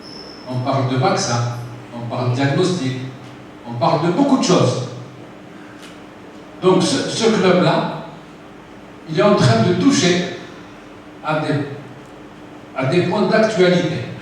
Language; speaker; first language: French; non-native, local second language; Arabic